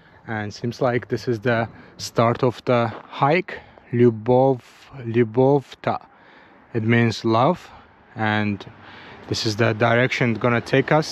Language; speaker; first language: English; non-native, fluent; Azerbaijani